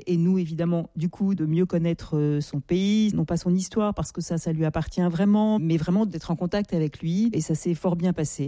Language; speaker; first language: French; native; French